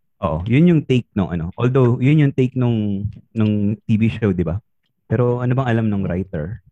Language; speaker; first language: Filipino; native; Filipino